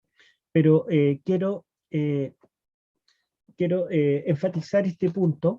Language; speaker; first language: Spanish; native; Spanish